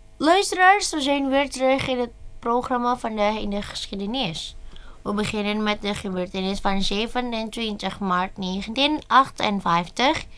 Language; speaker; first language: Dutch; non-native, learner; Indonesian